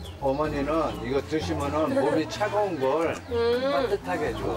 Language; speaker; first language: Korean; native; Korean